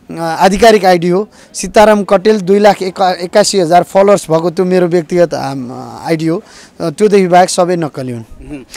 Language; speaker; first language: Nepali; native; Nepali